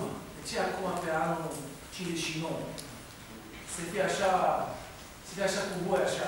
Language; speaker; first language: Romanian; non-native, learner; Hebrew